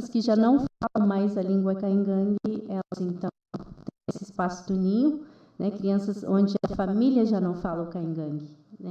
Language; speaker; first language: Portuguese; non-native, local second language; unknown